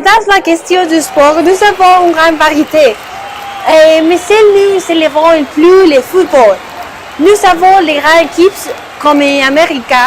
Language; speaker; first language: French; non-native, learner; Spanish